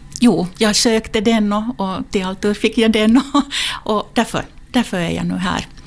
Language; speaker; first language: Swedish; non-native, local second language; Finnish